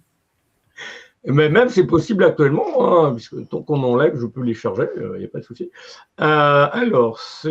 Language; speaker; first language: French; native; French